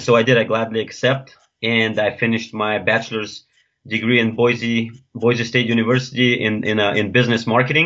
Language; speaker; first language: English; non-native, fluent; Bulgarian